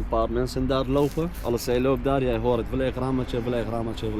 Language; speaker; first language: Dutch; non-native, learner; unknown